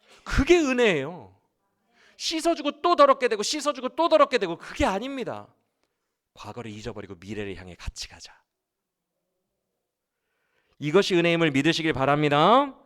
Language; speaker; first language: Korean; native; Korean